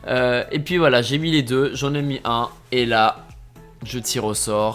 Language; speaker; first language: French; native; French